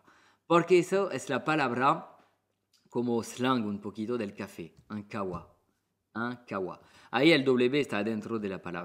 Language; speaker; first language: Spanish; non-native, fluent; French